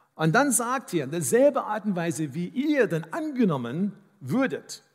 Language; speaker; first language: German; non-native, fluent; English